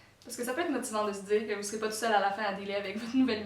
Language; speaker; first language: French; native; French